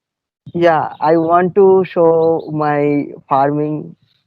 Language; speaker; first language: English; non-native, fluent; Bangla